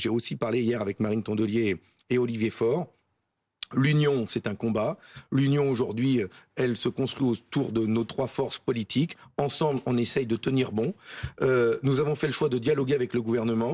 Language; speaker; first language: French; native; French